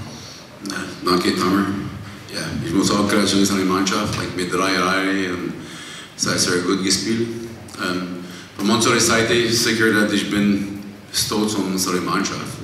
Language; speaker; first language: German; non-native, learner; English